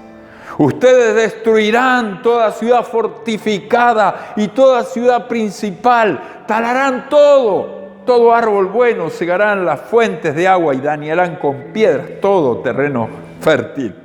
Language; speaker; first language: Spanish; native; Spanish